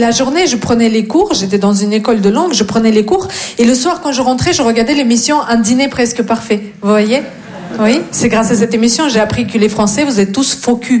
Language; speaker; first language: French; non-native, fluent; Russian